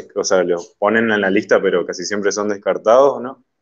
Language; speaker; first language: Spanish; native; Spanish